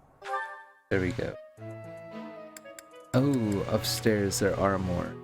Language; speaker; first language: English; native; English